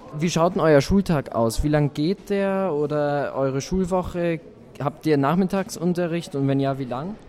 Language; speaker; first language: German; native; German